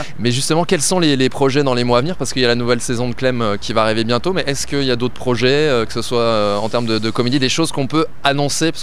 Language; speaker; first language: French; native; French